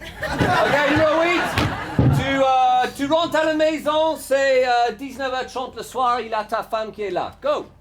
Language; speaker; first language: French; native; French